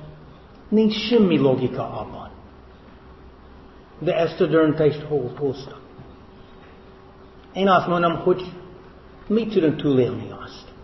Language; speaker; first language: Hungarian; non-native, fluent; English